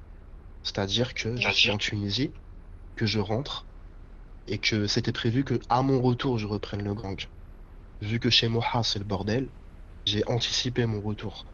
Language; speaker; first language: French; native; French